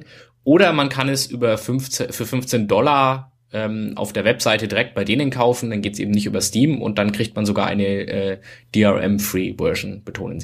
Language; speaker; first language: German; native; German